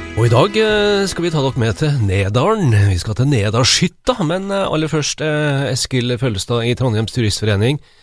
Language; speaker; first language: Norwegian; native; Norwegian